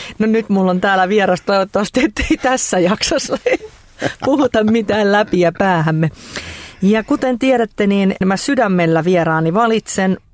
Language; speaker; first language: Finnish; native; Finnish